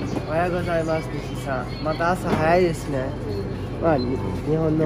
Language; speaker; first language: Japanese; early bilingual, other home language; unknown